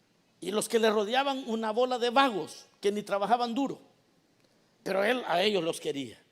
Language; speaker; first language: Spanish; native; Spanish